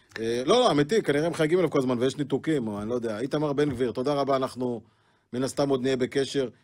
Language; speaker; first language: Hebrew; native; Hebrew